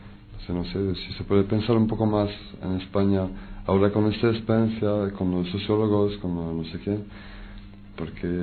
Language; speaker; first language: Spanish; non-native, fluent; French